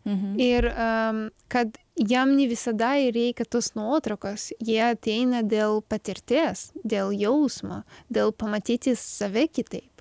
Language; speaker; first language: Lithuanian; non-native, learner; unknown